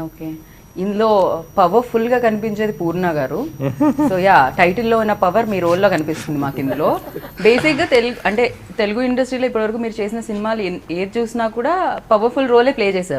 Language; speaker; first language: Telugu; native; Telugu